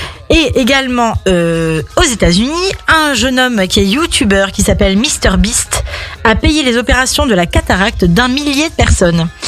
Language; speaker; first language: French; native; French